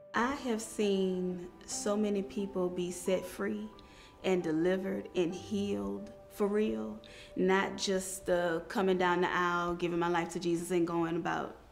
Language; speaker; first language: English; native; English